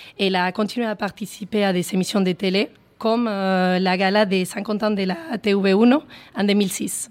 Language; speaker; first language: French; non-native, fluent; Spanish